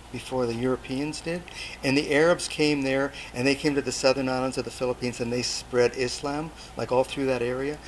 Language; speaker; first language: English; native; English